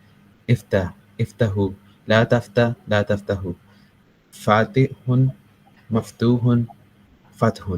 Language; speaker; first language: Arabic; non-native, learner; Urdu